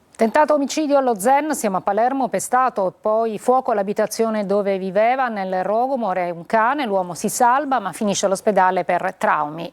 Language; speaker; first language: Italian; native; Italian